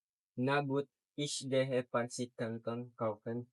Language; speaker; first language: German; non-native, learner; Filipino